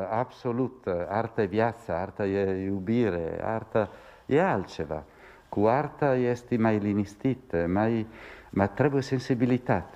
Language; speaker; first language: Romanian; non-native, learner; Italian